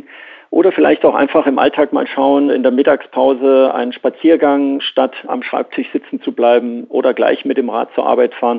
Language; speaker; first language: German; native; German